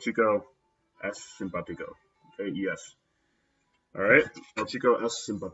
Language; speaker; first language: Spanish; non-native, fluent; English